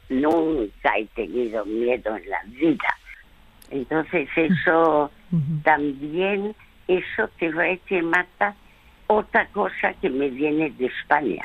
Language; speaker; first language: Spanish; early bilingual, other home language; French